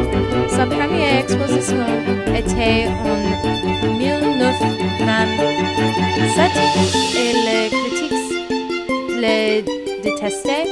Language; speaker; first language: French; non-native, learner; English